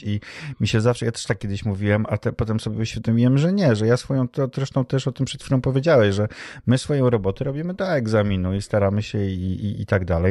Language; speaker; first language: Polish; native; Polish